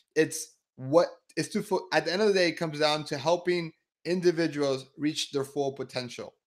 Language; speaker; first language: English; early bilingual, other home language; Spanish